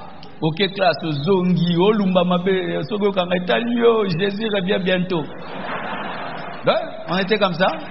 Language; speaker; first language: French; non-native, local second language; Lingala